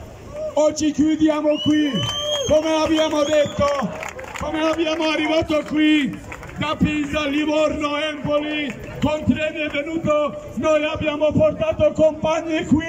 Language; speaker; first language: Italian; non-native, learner; Kurdish